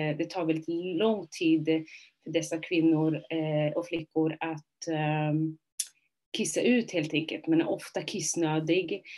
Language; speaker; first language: Swedish; early bilingual, other home language; Somali